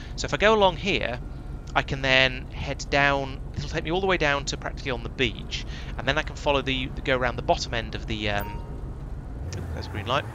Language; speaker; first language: English; native; English